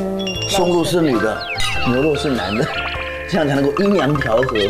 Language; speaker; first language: Chinese; native; Chinese